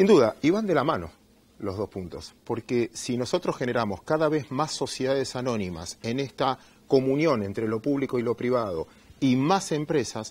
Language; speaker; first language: Spanish; native; Spanish